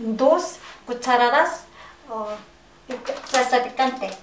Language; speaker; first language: Spanish; non-native, learner; Korean